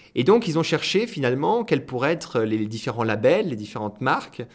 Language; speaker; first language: French; native; French